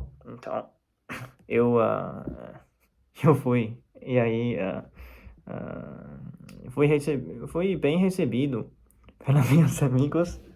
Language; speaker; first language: Portuguese; non-native, fluent; Chinese